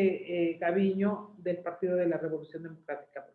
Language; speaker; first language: Spanish; native; Spanish